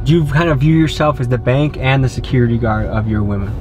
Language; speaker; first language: English; native; English